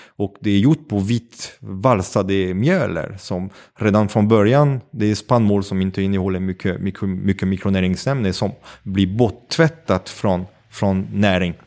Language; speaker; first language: Swedish; non-native, fluent; French